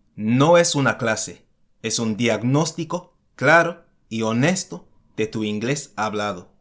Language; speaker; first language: Spanish; non-native, fluent; English